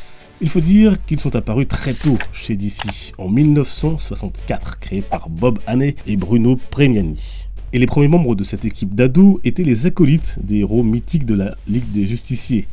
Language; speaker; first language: French; native; French